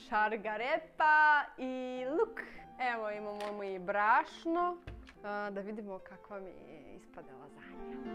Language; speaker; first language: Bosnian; non-native, learner; Russian